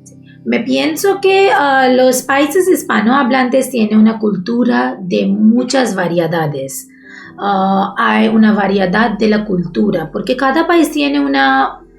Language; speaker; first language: Spanish; non-native, learner; Bangla